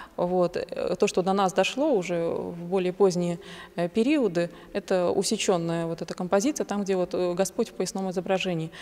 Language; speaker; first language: Russian; native; Russian